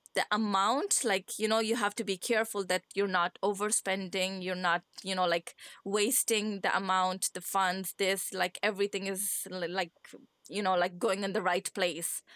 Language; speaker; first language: English; non-native, fluent; Persian